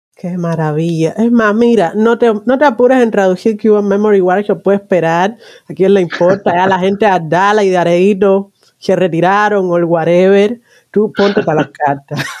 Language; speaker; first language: Spanish; native; Spanish